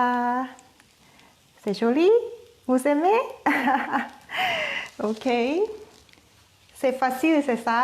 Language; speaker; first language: French; non-native, fluent; Thai